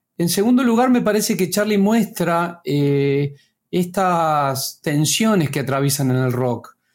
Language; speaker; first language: Spanish; native; Spanish